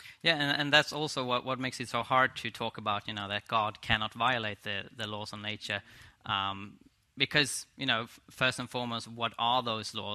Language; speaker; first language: English; non-native, fluent; Swedish